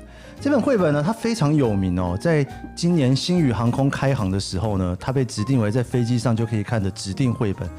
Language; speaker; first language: Chinese; native; Chinese